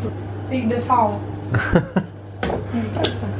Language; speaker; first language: English; non-native, learner; Italian